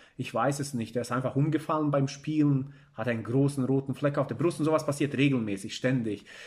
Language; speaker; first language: German; early bilingual, other home language; Bosnian